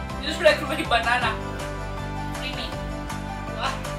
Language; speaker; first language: English; non-native, learner; Indonesian